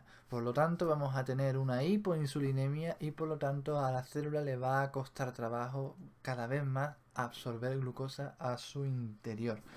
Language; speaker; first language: Spanish; native; Spanish